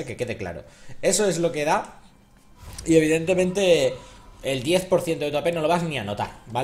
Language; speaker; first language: Spanish; native; Spanish